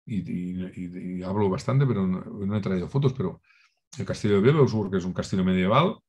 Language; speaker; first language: Spanish; non-native, local second language; Catalan